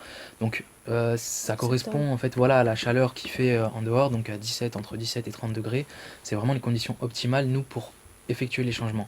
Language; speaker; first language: French; native; French